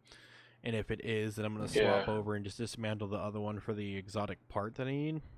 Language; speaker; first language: English; native; English